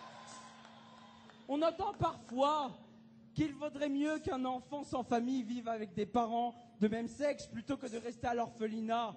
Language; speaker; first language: French; native; French